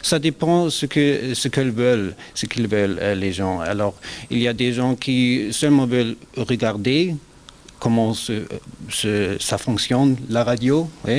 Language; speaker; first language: French; non-native, learner; German